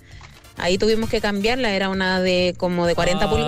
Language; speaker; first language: Spanish; native; Spanish